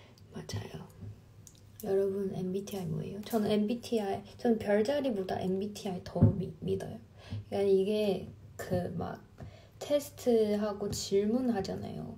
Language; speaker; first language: Korean; non-native, fluent; Chinese